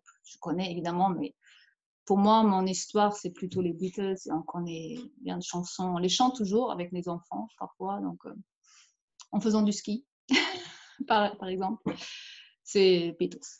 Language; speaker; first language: French; non-native, fluent; German